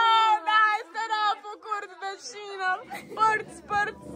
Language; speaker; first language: Romanian; early bilingual, heritage; Romanian